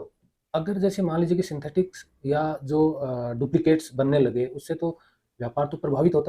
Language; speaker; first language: Hindi; native; Hindi